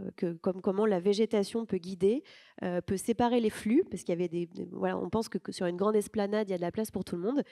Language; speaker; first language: French; native; French